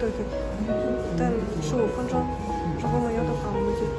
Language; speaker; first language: Chinese; non-native, learner; Russian